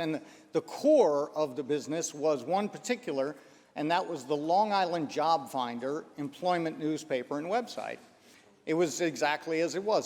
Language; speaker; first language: English; native; English